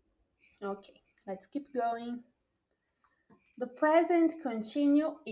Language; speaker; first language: English; non-native, fluent; Portuguese